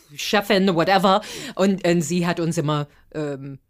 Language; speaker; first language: German; non-native, fluent; English